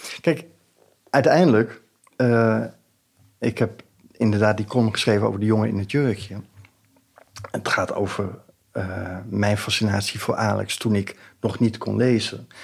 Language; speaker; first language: Dutch; native; Dutch